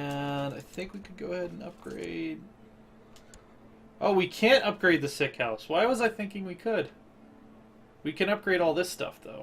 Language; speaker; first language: English; native; English